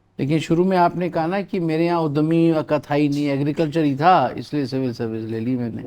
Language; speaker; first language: Hindi; native; Hindi